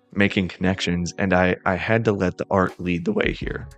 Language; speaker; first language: English; native; English